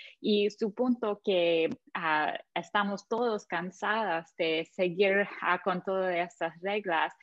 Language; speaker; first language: Spanish; non-native, fluent; English